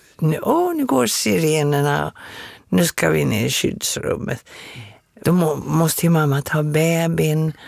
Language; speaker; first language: Swedish; native; Swedish